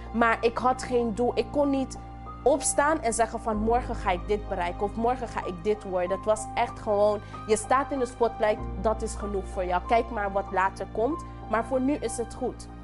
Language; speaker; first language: Dutch; non-native, local second language; English